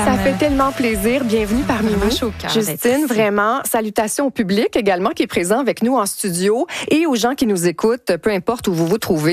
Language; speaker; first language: French; native; French